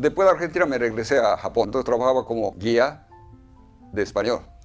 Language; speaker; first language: Spanish; non-native, fluent; Japanese